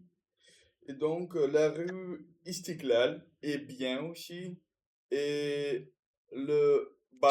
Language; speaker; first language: French; non-native, learner; Russian